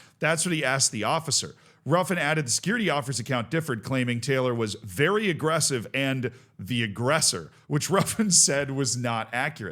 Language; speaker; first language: English; native; English